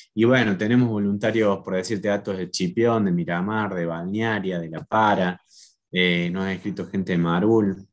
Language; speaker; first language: Spanish; native; Spanish